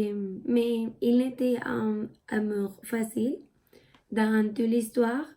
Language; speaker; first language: French; non-native, learner; Spanish